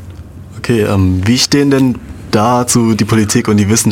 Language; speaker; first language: German; native; German